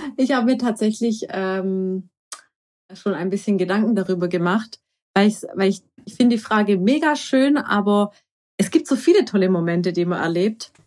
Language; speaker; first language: German; early bilingual, other home language; Croatian